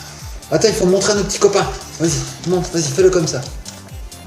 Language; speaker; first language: French; native; French